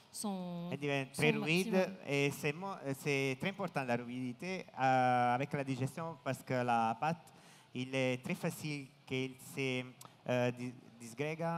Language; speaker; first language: French; non-native, learner; Italian